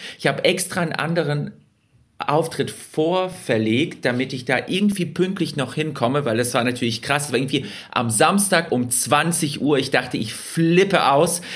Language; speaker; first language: German; early bilingual, other home language; Russian